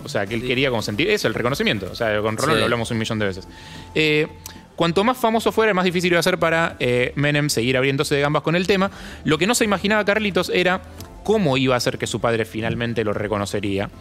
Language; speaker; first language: Spanish; native; Spanish